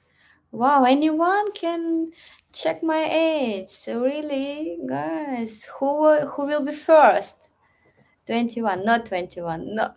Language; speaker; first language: English; non-native, learner; Russian